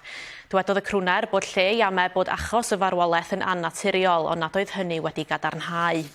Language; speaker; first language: Welsh; native; Welsh